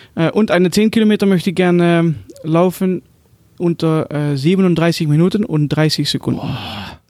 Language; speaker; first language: German; non-native, learner; Dutch